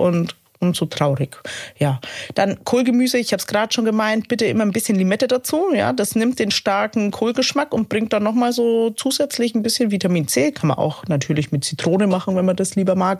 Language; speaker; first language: German; native; German